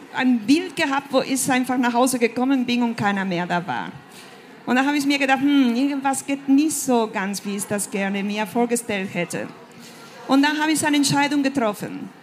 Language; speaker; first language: German; non-native, fluent; Spanish